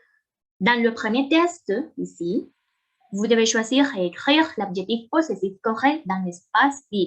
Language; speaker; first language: French; non-native, fluent; Spanish